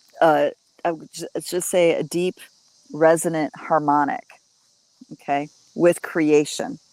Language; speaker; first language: English; native; English